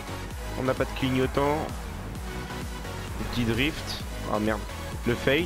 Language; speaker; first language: French; native; French